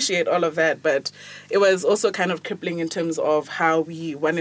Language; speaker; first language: English; non-native, local second language; Tswana